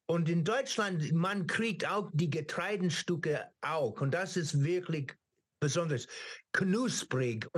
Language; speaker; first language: German; non-native, learner; English